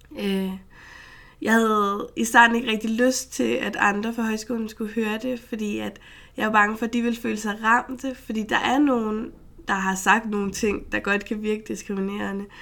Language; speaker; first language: Danish; native; Danish